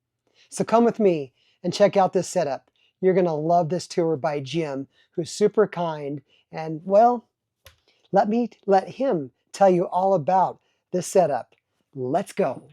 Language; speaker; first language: English; native; English